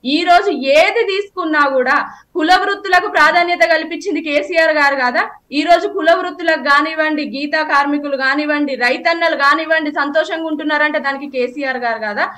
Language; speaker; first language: Telugu; native; Telugu